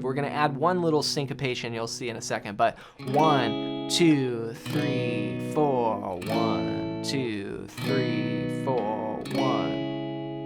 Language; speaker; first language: English; native; English